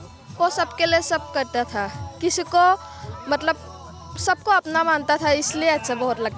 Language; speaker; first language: Hindi; non-native, local second language; Assamese